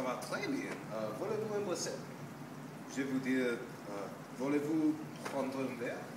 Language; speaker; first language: French; non-native, learner; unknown